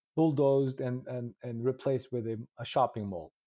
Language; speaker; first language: English; non-native, fluent; Uyghur